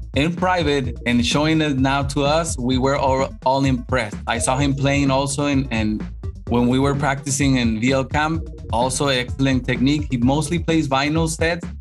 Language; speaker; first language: English; non-native, fluent; Spanish